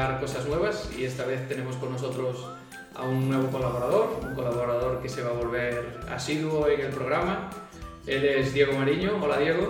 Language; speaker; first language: Spanish; native; Spanish